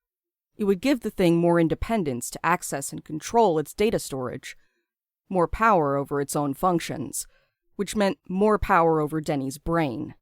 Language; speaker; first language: English; native; English